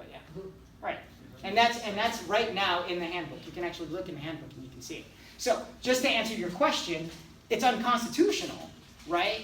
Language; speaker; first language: English; native; English